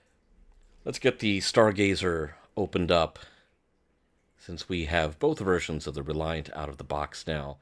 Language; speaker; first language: English; native; English